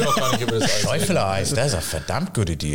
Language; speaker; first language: German; non-native, fluent; English